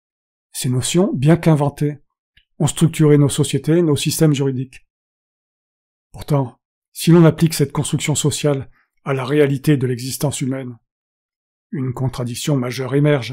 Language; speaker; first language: French; native; French